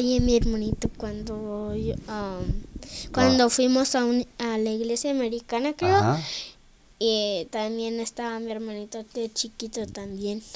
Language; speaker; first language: Spanish; early bilingual, heritage; Spanish